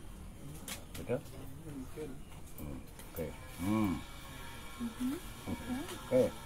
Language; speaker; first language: English; non-native, learner; Balinese